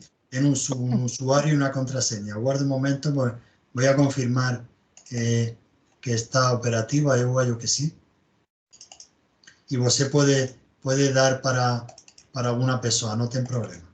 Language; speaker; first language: Portuguese; non-native, learner; Spanish